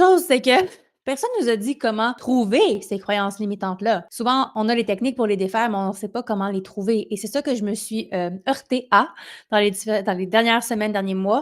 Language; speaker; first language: French; native; French